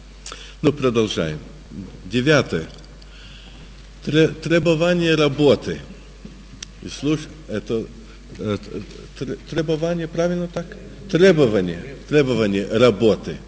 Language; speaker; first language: Russian; early bilingual, heritage; Russian